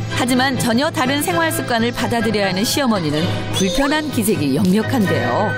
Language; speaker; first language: Korean; native; Korean